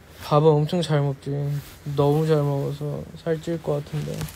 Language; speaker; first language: Korean; non-native, fluent; Chinese